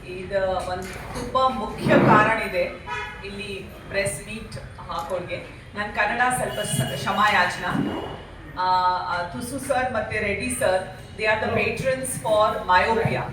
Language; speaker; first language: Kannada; non-native, learner; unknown